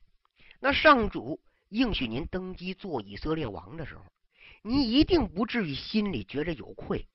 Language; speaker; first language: Chinese; native; Chinese